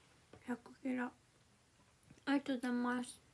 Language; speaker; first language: Japanese; native; Japanese